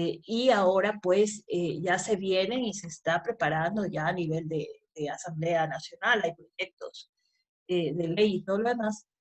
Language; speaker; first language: Spanish; native; Spanish